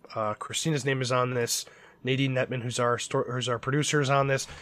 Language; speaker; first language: English; native; English